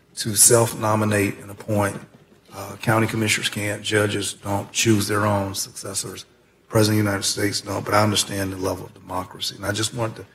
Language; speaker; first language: English; native; English